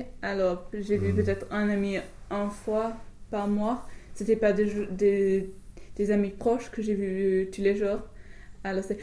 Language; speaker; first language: French; non-native, fluent; English